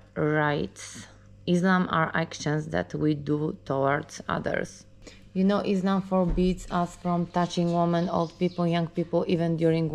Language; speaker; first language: English; non-native, learner; Polish